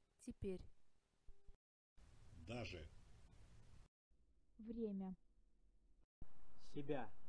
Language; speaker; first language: Russian; non-native, learner; English